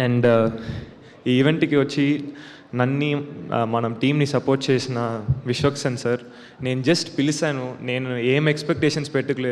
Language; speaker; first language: Telugu; non-native, learner; Tamil